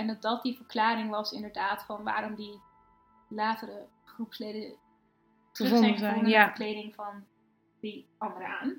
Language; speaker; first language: Dutch; native; Dutch